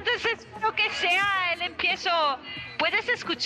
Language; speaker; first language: Spanish; non-native, fluent; Italian